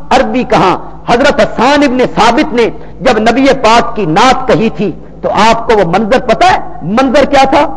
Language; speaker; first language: Urdu; non-native, local second language; Punjabi